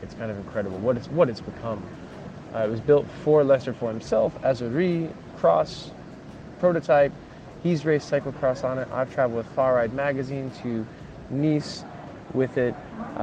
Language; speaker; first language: English; native; English